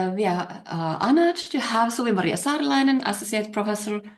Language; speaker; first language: English; non-native, fluent; Finnish